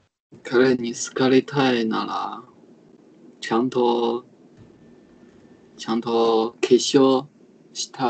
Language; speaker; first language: Japanese; non-native, learner; Chinese